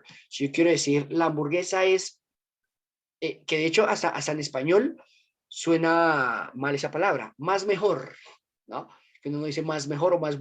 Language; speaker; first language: Spanish; native; Spanish